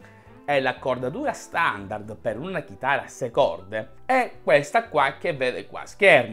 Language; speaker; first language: Italian; native; Italian